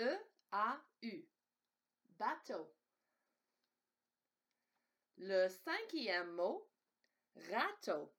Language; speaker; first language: French; non-native, fluent; English